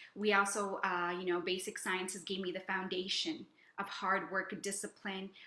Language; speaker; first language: English; native; English